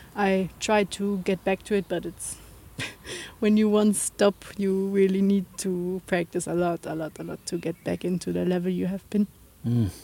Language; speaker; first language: English; non-native, fluent; German